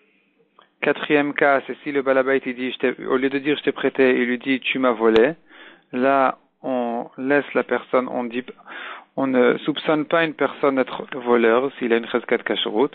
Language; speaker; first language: French; native; French